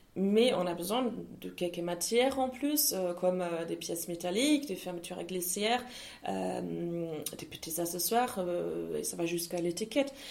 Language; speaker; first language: French; non-native, fluent; German